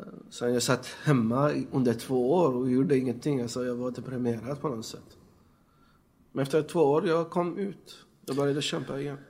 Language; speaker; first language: Swedish; non-native, fluent; Persian